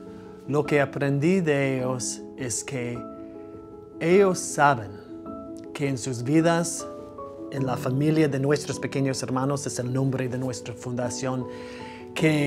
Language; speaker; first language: Spanish; non-native, fluent; English